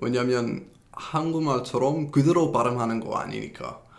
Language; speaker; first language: Korean; non-native, fluent; English